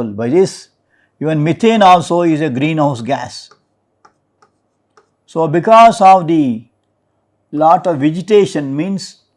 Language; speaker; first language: English; non-native, local second language; Kannada